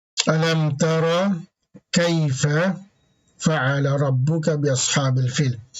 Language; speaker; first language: Arabic; non-native, fluent; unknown